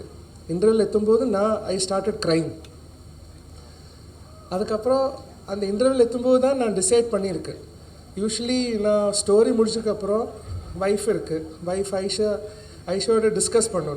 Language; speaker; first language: Tamil; non-native, learner; Malayalam